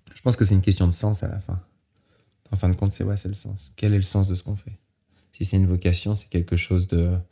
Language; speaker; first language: French; native; French